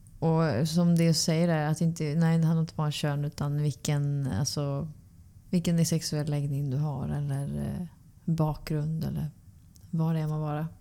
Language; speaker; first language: Swedish; native; Swedish